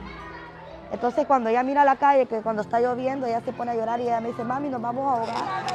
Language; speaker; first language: Spanish; native; Spanish